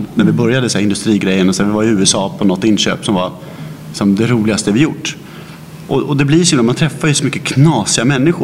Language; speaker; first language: Swedish; native; Swedish